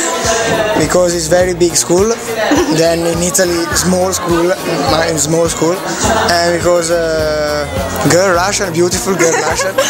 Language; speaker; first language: English; non-native, learner; Italian